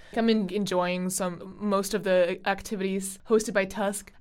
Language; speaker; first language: English; non-native, fluent; Chinese